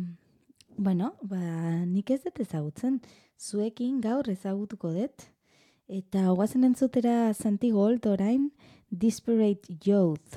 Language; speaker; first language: Basque; non-native, learner; Spanish